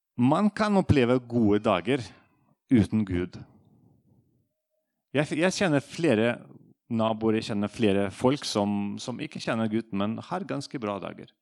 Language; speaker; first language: Norwegian; non-native, fluent; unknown